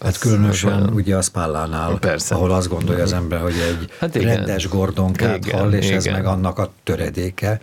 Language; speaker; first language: Hungarian; native; Hungarian